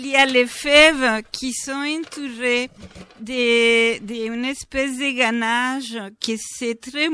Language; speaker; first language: French; non-native, fluent; Spanish